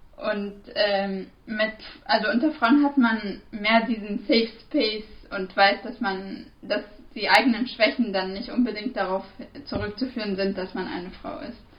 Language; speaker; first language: German; non-native, fluent; Arabic